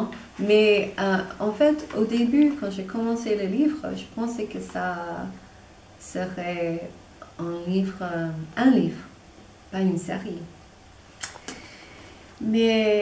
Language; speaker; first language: French; non-native, fluent; English